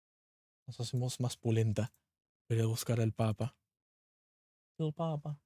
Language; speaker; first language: Spanish; native; Spanish